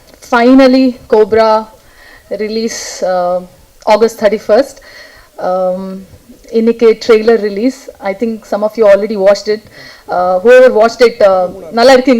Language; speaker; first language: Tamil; non-native, learner; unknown